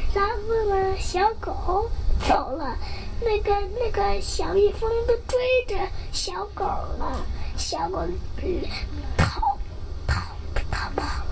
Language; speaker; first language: Chinese; native; Chinese